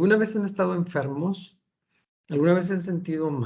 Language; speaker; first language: Spanish; native; Spanish